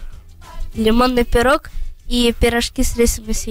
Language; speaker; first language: Russian; early bilingual, heritage; Russian